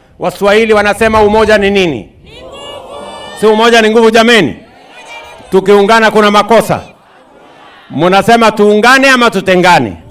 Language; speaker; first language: Swahili; non-native, local second language; Kalenjin